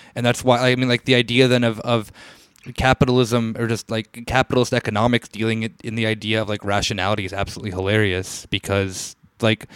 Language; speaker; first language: English; native; English